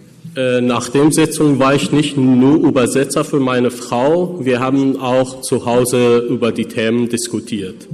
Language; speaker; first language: German; non-native, fluent; Persian